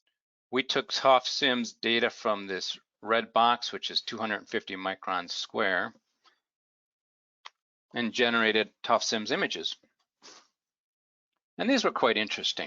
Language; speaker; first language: English; native; English